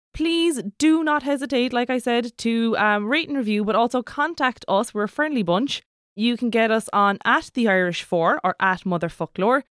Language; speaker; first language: English; native; English